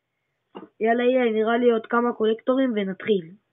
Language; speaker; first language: Hebrew; native; Hebrew